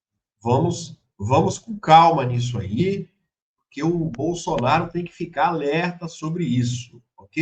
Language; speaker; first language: Portuguese; native; Portuguese